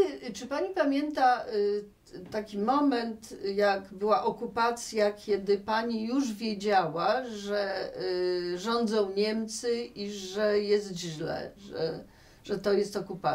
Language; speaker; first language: Polish; native; Polish